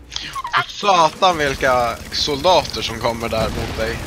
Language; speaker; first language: Swedish; native; Swedish